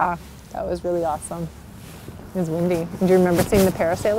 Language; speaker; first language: English; native; English